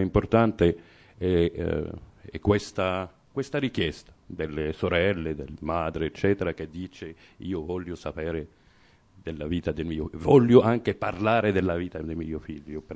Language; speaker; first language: Italian; non-native, fluent; Arabic